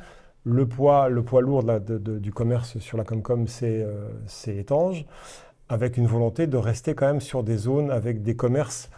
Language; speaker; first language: French; native; French